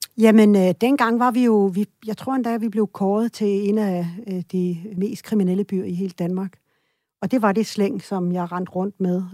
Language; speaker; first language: Danish; early bilingual, other home language; Swedish